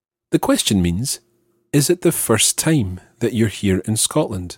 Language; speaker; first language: English; native; English